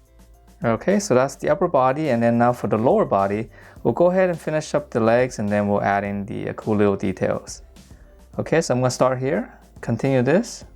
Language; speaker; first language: English; native; English